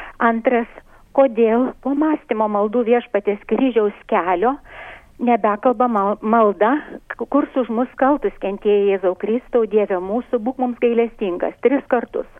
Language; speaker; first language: Lithuanian; native; Lithuanian